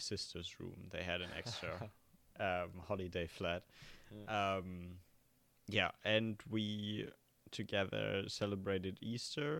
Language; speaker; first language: English; non-native, fluent; German